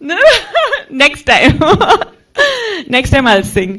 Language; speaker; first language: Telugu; non-native, fluent; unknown